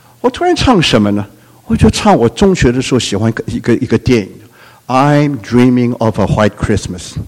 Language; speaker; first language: Chinese; non-native, local second language; Cantonese